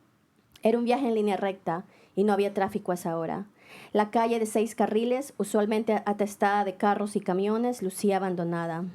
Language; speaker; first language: Spanish; native; Spanish